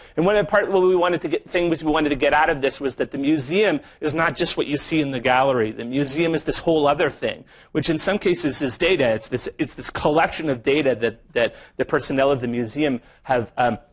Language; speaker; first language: English; native; English